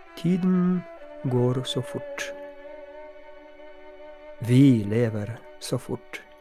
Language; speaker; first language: Norwegian; non-native, fluent; Polish